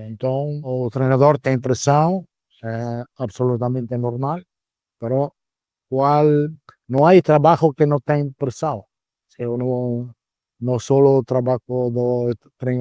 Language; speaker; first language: Portuguese; non-native, learner; Italian